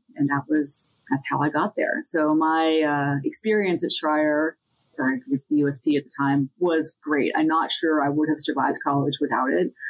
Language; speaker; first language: English; native; English